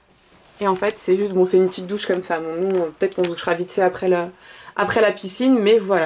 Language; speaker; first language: French; native; French